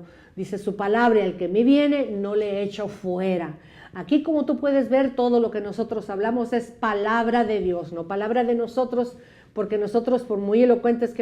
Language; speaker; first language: Spanish; native; Spanish